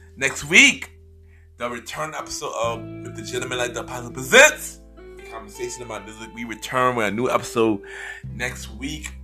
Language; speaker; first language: English; native; English